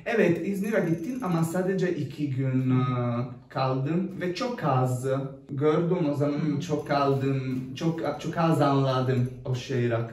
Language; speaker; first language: Turkish; non-native, learner; Italian